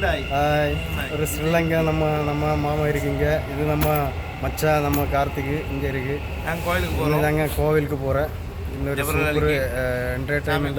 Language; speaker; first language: Tamil; non-native, local second language; Malayalam